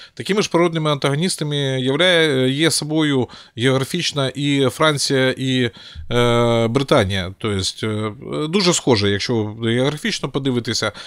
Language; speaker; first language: Ukrainian; non-native, local second language; Russian